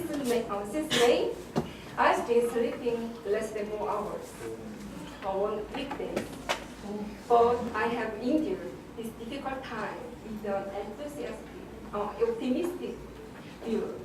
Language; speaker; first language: English; non-native, learner; Korean